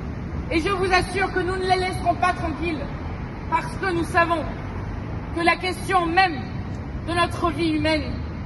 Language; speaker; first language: French; native; French